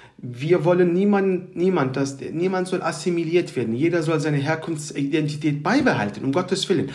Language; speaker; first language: German; early bilingual, other home language; Turkish